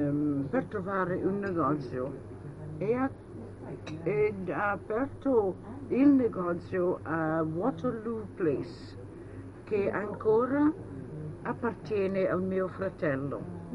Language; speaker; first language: Italian; early bilingual, heritage; Italian